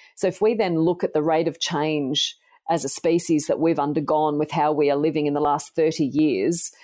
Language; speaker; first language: English; native; English